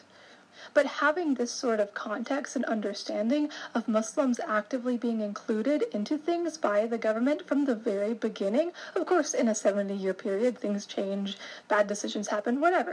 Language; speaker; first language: English; native; English